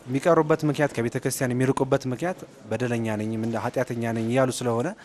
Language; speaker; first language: Amharic; native; Amharic